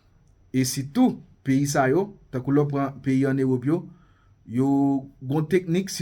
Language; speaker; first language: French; non-native, local second language; Haitian Creole